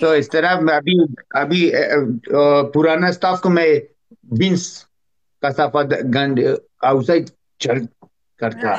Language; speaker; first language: Hindi; non-native, learner; Persian